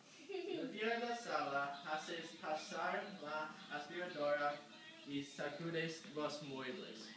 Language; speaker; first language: Spanish; non-native, learner; English